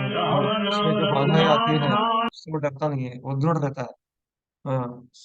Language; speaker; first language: Hindi; non-native, local second language; Marathi